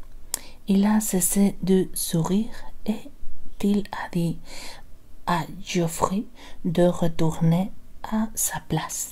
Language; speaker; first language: French; non-native, learner; Spanish